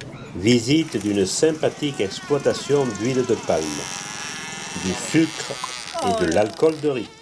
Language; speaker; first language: French; native; French